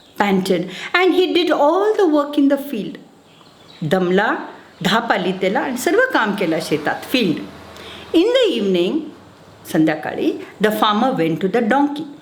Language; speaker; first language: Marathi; non-native, local second language; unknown